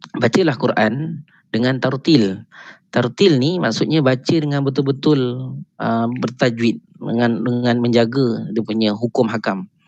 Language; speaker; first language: Malay; native; Malay